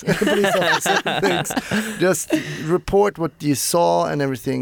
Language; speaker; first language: English; non-native, fluent; Swedish